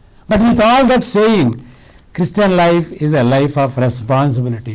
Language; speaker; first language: English; non-native, local second language; Telugu